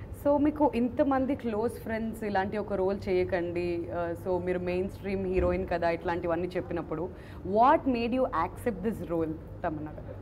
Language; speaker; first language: Telugu; native; Telugu